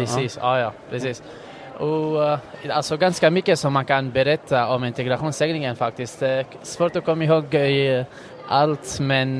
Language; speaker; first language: Swedish; non-native, fluent; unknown